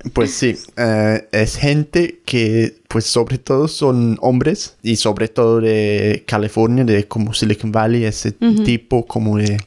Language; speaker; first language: Spanish; non-native, fluent; English